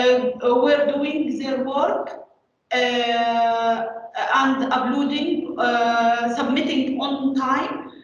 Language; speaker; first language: English; non-native, learner; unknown